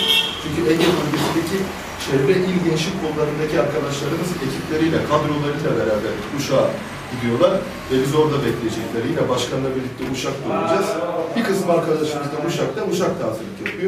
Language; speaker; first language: Turkish; native; Turkish